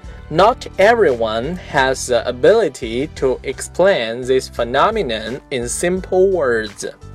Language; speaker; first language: English; non-native, fluent; Chinese